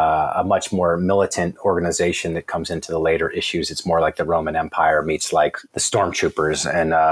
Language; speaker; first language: English; native; English